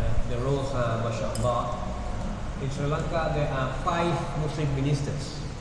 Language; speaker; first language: English; non-native, fluent; Malay